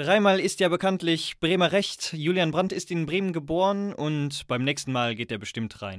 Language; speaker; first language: German; native; German